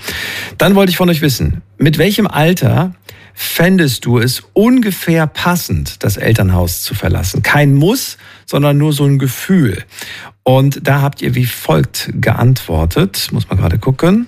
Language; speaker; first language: German; native; German